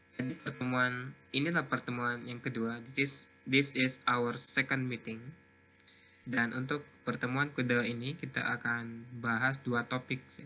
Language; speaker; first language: Indonesian; native; Indonesian